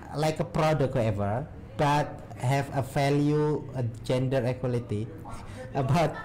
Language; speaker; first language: English; non-native, learner; Indonesian